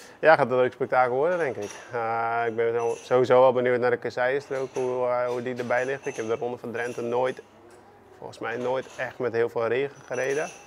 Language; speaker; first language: Dutch; native; Dutch